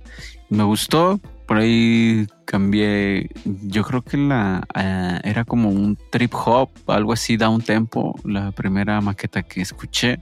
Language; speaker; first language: Spanish; native; Spanish